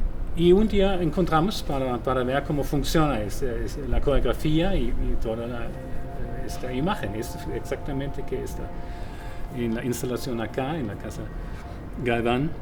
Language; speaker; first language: Spanish; non-native, fluent; German